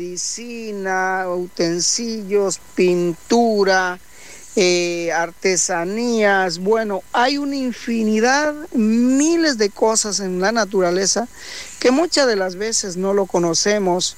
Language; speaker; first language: Spanish; native; Spanish